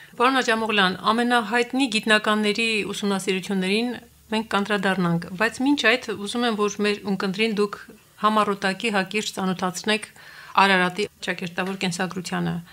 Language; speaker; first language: Armenian; native; Armenian